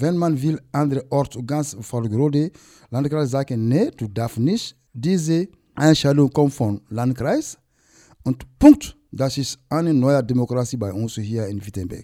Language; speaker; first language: German; non-native, learner; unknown